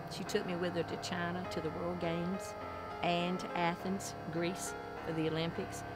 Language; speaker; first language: English; native; English